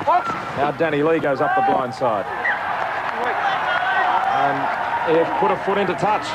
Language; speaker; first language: English; native; English